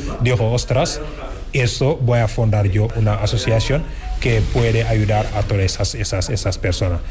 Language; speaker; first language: Spanish; non-native, fluent; Wolof